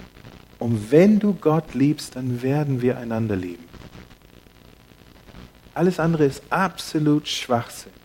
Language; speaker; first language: German; non-native, fluent; English